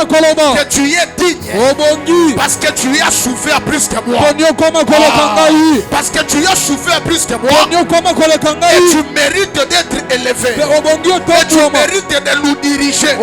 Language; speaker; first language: French; non-native, local second language; Lingala